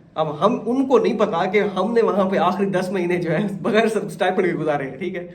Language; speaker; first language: Urdu; non-native, local second language; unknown